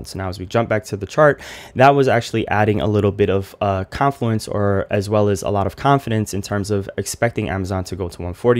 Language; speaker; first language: English; native; English